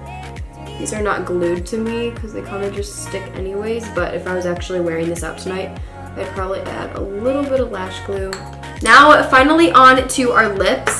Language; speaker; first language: English; native; English